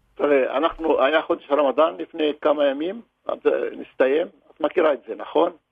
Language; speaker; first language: Hebrew; non-native, local second language; Arabic